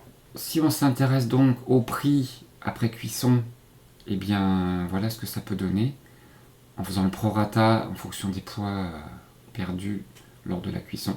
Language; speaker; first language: French; native; French